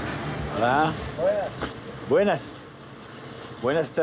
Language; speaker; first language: Spanish; non-native, learner; French